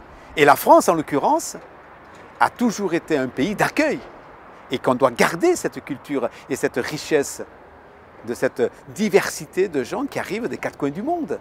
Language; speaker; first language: French; native; French